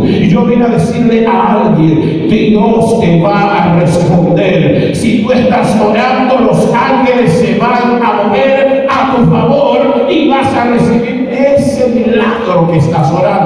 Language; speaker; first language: Spanish; native; Spanish